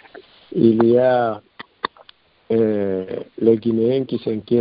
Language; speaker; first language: French; non-native, local second language; Fula